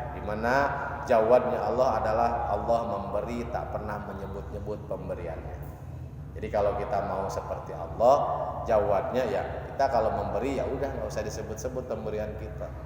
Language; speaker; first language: Indonesian; non-native, local second language; Sundanese